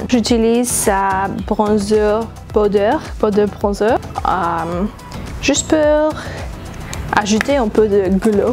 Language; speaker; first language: French; non-native, learner; English